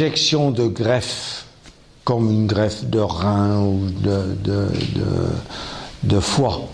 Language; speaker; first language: French; non-native, local second language; German